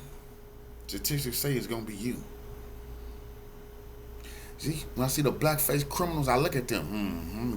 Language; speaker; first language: English; native; English